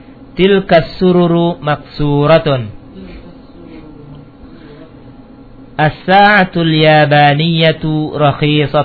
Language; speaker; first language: Arabic; non-native, fluent; Indonesian